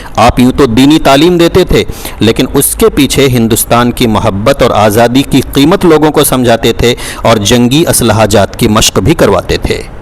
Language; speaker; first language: Urdu; native; Urdu